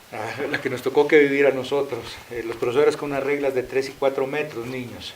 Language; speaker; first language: Spanish; native; Spanish